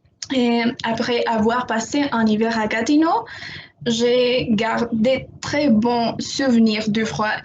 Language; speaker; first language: French; non-native, fluent; Spanish